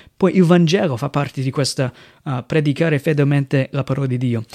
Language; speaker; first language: Italian; non-native, fluent; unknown